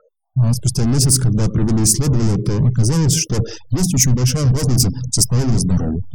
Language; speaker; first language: Russian; native; Russian